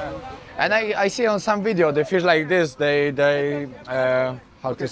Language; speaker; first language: English; non-native, learner; Polish